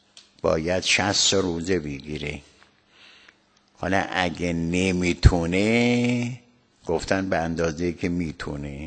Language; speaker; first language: Persian; native; Persian